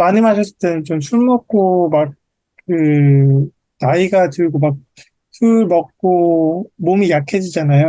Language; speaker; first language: Korean; native; Korean